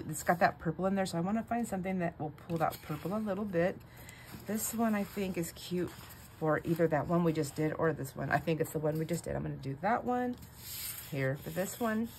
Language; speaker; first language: English; native; English